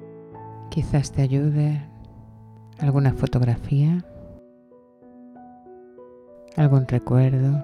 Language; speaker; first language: Spanish; native; Spanish